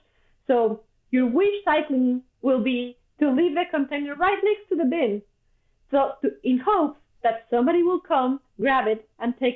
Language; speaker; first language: English; non-native, fluent; Spanish